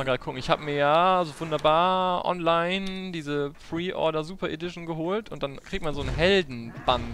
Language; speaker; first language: German; native; German